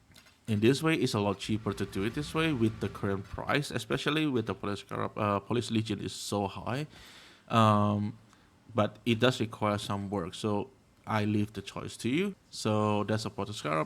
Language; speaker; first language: English; non-native, fluent; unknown